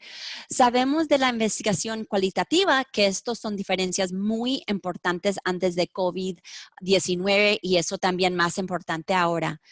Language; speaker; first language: Spanish; early bilingual, heritage; Spanish